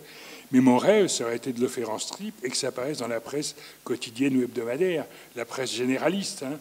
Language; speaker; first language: French; native; French